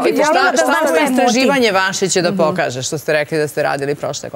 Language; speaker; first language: Serbian; native; Serbian